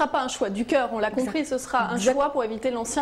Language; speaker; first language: French; native; French